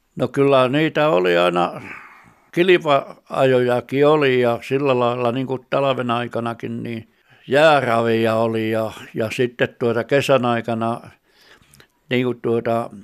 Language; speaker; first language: Finnish; native; Finnish